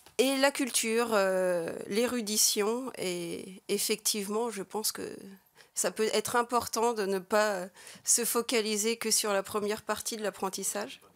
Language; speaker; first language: French; native; French